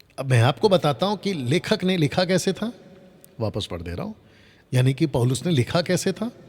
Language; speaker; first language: Hindi; non-native, local second language; Telugu